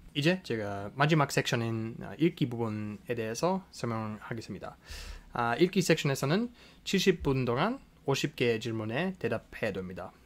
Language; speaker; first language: Korean; non-native, fluent; English